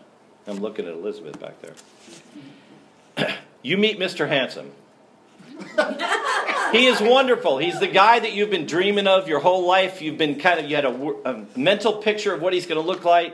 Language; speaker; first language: English; native; English